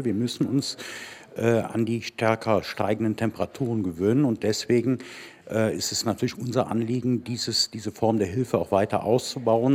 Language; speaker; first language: German; native; German